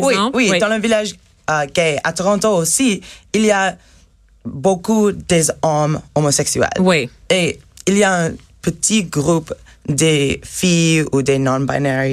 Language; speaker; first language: French; non-native, learner; English